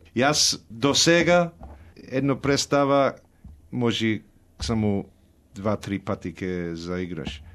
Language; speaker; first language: Macedonian; early bilingual, heritage; Macedonian